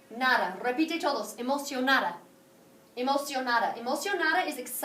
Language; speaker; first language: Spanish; non-native, fluent; English